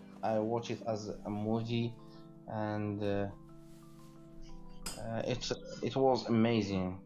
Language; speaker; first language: English; non-native, learner; Arabic